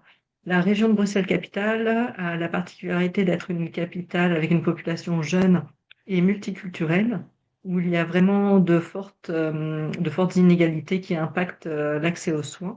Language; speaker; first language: French; native; French